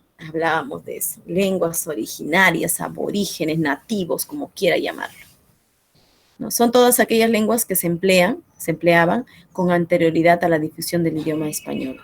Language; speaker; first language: Spanish; non-native, local second language; Quechua